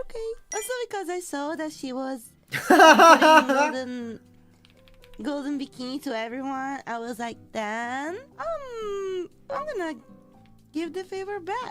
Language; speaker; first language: English; non-native, fluent; Italian